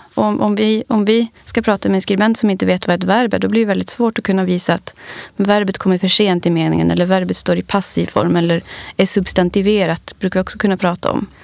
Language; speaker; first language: Swedish; early bilingual, other home language; English